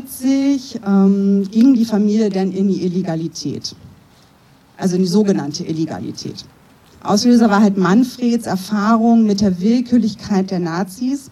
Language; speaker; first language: German; native; German